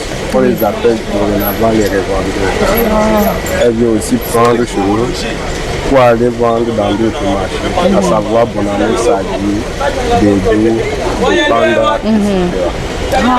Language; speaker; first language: French; non-native, local second language; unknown